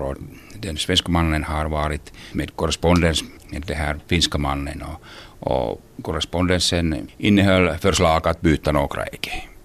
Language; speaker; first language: Swedish; non-native, local second language; Finnish